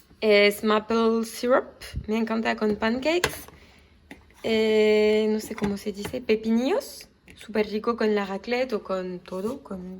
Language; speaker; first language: Spanish; non-native, fluent; French